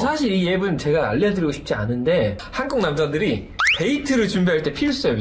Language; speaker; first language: Korean; native; Korean